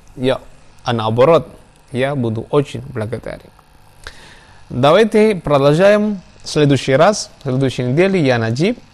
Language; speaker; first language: Russian; non-native, learner; Javanese